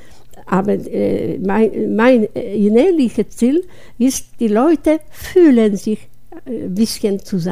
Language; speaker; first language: German; non-native, learner; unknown